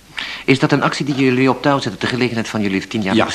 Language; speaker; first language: Dutch; native; Dutch